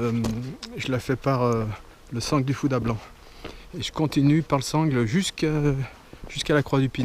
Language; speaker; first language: French; native; French